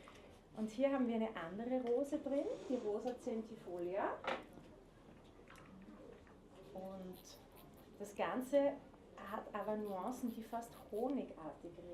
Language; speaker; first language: German; native; German